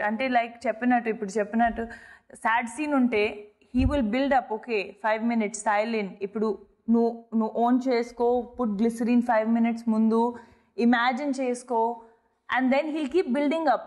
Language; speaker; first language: Telugu; non-native, fluent; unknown